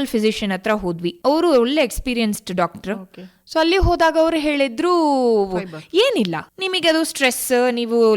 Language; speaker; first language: Kannada; non-native, local second language; Tulu